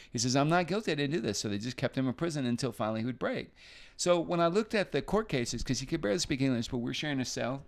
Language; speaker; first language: English; native; English